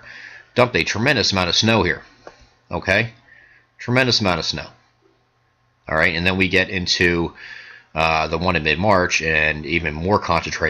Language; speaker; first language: English; native; English